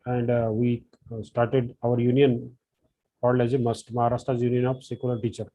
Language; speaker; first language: English; non-native, local second language; Marathi